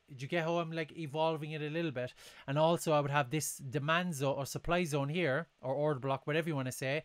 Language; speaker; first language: English; native; English